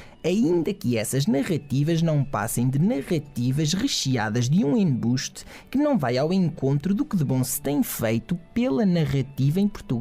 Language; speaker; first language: Portuguese; native; Portuguese